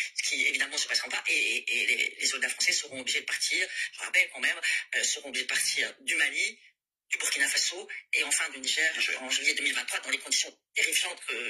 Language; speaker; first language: French; native; French